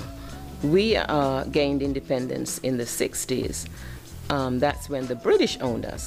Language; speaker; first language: English; native; English